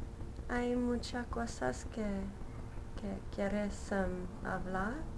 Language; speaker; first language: Spanish; early bilingual, heritage; Spanish